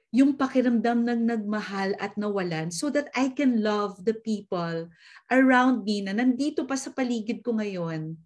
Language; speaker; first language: English; non-native, local second language; Filipino